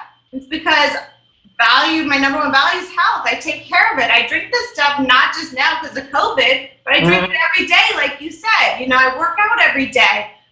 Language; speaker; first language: English; native; English